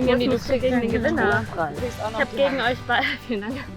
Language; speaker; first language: German; native; German